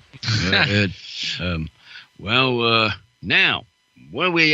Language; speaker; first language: English; non-native, fluent; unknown